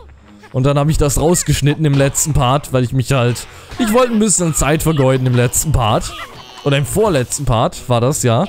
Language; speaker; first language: German; native; German